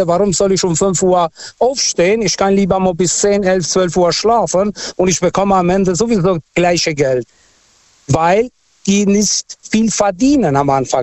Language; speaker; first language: German; non-native, fluent; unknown